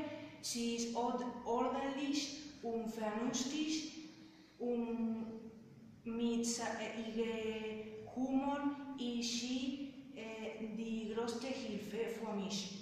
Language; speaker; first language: German; non-native, learner; Spanish